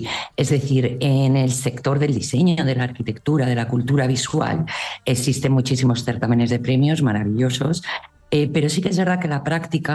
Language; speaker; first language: Spanish; native; Spanish